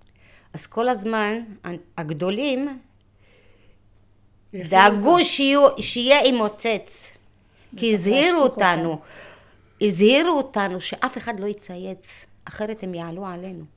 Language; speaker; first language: Hebrew; early bilingual, other home language; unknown